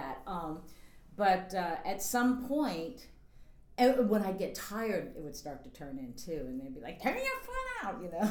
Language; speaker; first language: English; native; English